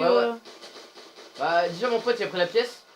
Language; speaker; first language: French; native; French